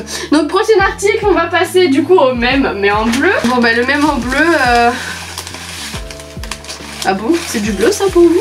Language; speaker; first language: French; native; French